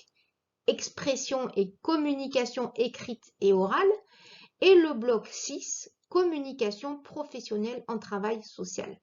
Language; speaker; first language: French; native; French